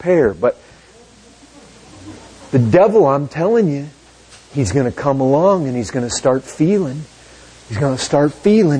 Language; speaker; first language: English; native; English